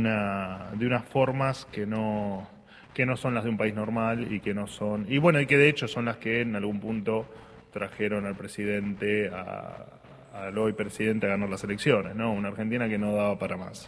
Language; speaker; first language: Spanish; native; Spanish